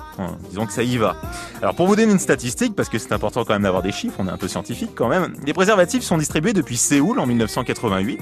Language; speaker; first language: French; native; French